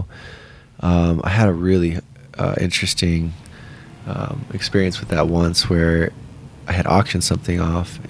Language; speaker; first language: English; native; English